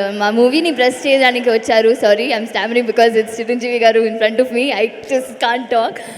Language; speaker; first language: Telugu; non-native, learner; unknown